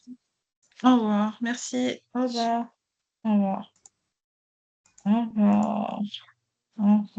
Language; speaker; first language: French; non-native, local second language; Arabic